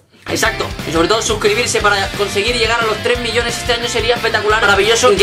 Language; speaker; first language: Spanish; native; Spanish